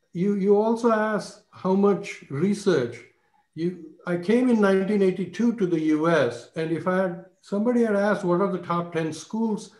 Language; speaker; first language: English; non-native, local second language; Marathi